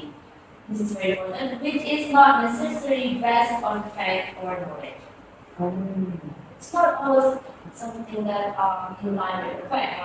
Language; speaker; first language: English; non-native, fluent; Indonesian